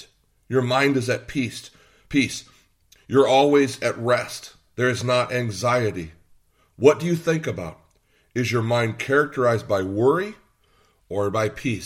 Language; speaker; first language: English; native; English